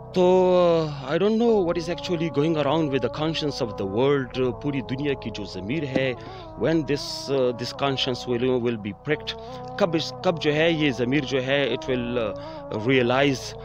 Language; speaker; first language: English; non-native, local second language; Pashto